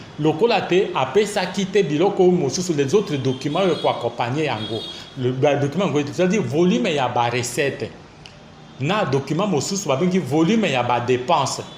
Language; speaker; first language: Lingala; native; Lingala